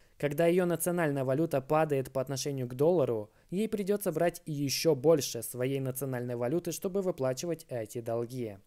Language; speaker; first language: Russian; native; Russian